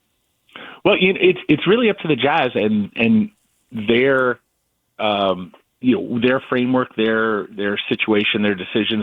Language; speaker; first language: English; native; English